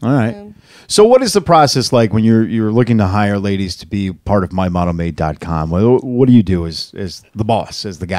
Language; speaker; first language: English; native; English